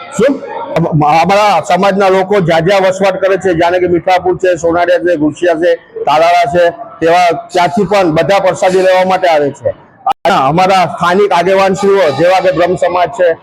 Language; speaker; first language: Gujarati; native; Gujarati